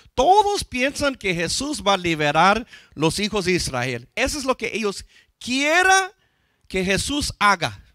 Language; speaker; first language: Spanish; non-native, fluent; English